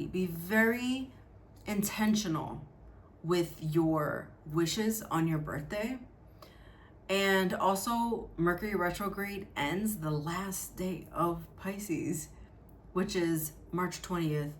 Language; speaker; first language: English; native; English